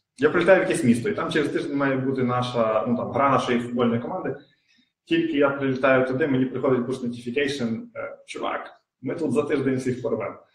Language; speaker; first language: Ukrainian; native; Ukrainian